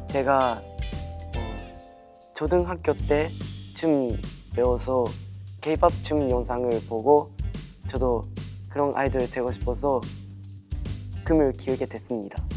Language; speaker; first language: Korean; non-native, learner; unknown